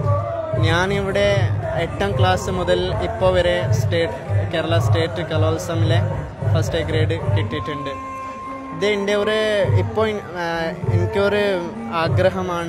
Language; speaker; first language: Malayalam; non-native, local second language; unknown